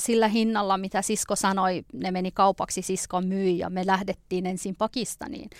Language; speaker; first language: Finnish; early bilingual, other home language; Persian